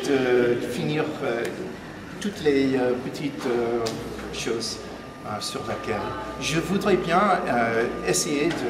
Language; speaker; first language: French; non-native, fluent; English